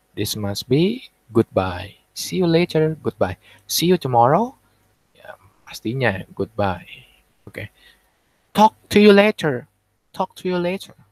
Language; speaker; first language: English; non-native, fluent; Indonesian